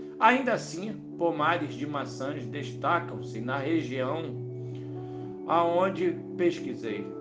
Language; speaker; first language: Portuguese; native; Portuguese